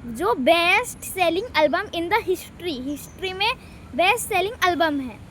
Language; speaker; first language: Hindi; non-native, local second language; Marathi